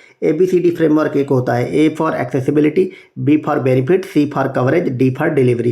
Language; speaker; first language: Hindi; native; Hindi